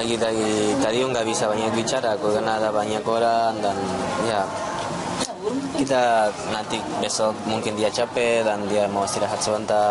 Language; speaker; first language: Indonesian; non-native, fluent; Spanish